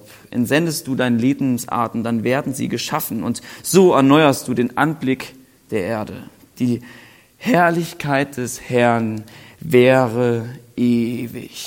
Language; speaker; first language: German; native; German